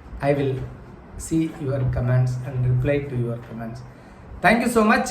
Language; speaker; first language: English; non-native, local second language; Tamil